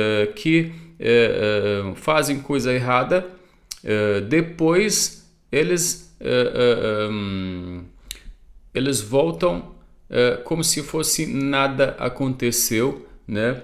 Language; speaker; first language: Portuguese; non-native, fluent; Arabic